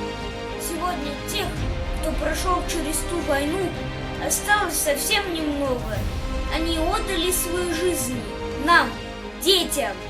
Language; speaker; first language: Russian; native; Russian